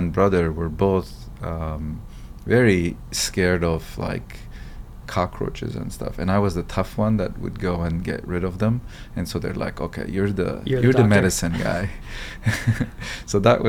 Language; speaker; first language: English; non-native, fluent; Arabic